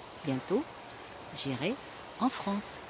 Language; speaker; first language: French; non-native, fluent; Russian